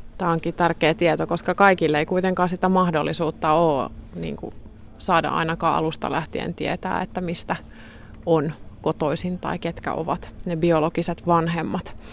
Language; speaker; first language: Finnish; native; Finnish